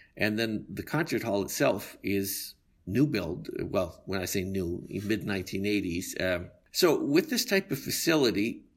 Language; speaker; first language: English; native; English